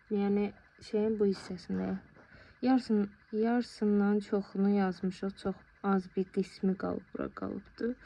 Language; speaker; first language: Azerbaijani; non-native, local second language; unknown